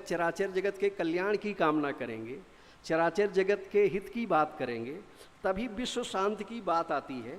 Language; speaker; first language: Hindi; native; Hindi